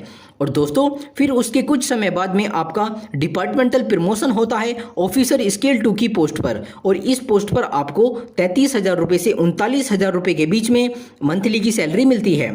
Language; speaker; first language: Hindi; native; Hindi